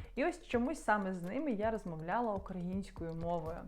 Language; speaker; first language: Ukrainian; non-native, local second language; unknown